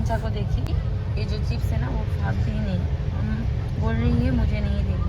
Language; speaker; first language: Hindi; non-native, local second language; Assamese